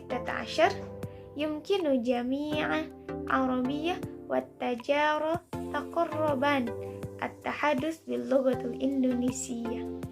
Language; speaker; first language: Arabic; non-native, learner; Indonesian